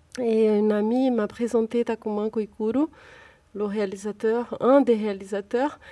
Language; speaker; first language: French; non-native, fluent; Portuguese